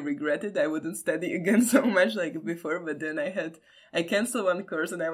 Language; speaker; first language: English; non-native, fluent; Slovak